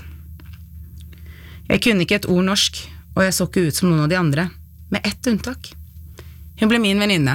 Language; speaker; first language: Norwegian; early bilingual, other home language; Arabic